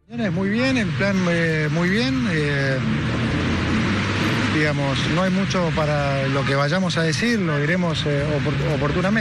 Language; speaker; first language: Spanish; native; Spanish